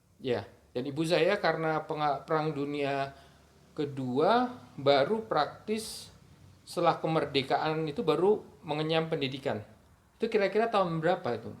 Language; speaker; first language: Indonesian; native; Indonesian